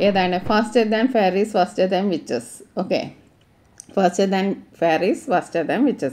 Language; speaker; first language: English; non-native, local second language; Malayalam